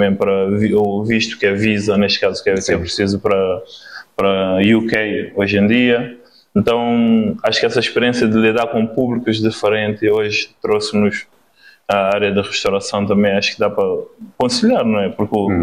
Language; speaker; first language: Portuguese; non-native, local second language; Kabuverdianu